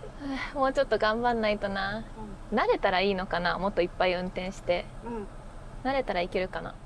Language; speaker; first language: Japanese; native; Japanese